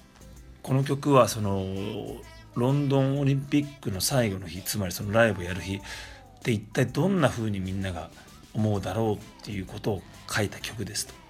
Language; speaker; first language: Japanese; native; Japanese